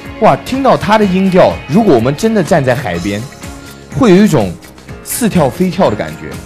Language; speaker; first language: Chinese; native; Chinese